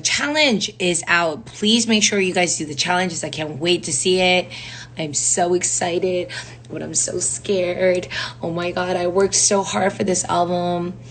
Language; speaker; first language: English; early bilingual, other home language; Korean